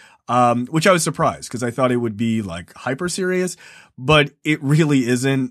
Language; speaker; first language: English; native; English